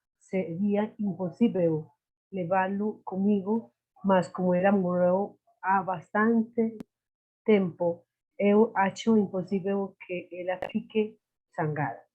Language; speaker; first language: Portuguese; non-native, learner; Spanish